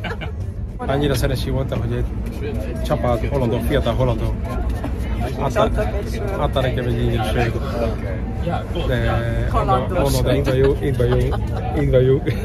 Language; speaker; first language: Hungarian; non-native, learner; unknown